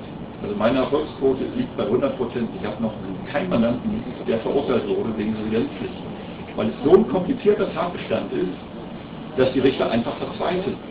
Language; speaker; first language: German; native; German